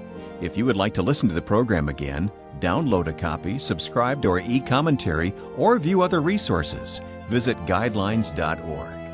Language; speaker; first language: English; native; English